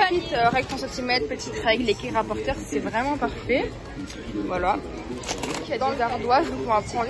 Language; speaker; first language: French; native; French